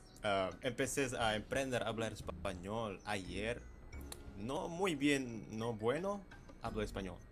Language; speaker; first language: Spanish; non-native, learner; Indonesian